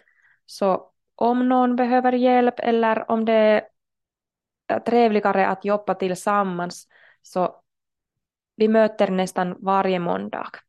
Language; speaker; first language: Swedish; non-native, local second language; Finnish